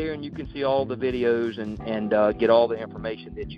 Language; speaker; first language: English; native; English